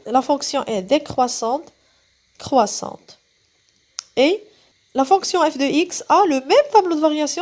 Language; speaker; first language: French; non-native, local second language; Arabic